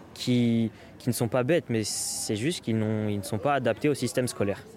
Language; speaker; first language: French; native; French